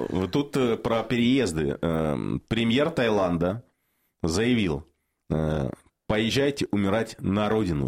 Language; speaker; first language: Russian; native; Russian